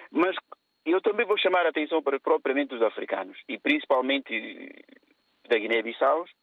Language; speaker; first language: Portuguese; non-native, local second language; Upper Guinea Crioulo